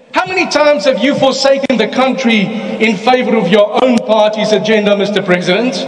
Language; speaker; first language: English; non-native, local second language; Afrikaans